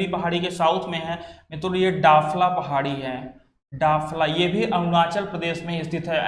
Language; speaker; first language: Hindi; native; Hindi